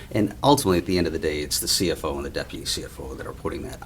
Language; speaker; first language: English; native; English